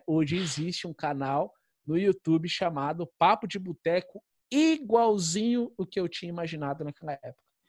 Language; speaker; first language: Portuguese; native; Portuguese